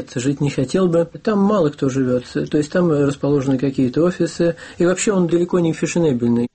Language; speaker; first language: Russian; native; Russian